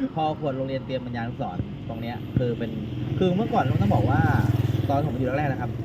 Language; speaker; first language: Thai; native; Thai